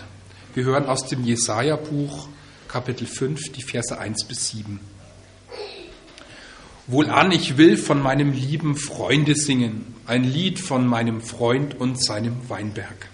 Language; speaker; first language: German; native; German